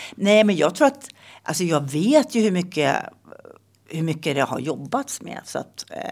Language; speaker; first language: Swedish; native; Swedish